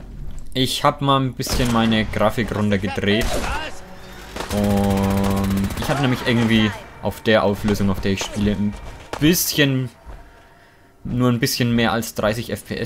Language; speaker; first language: German; native; German